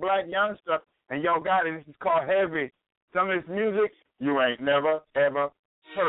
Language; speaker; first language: English; native; English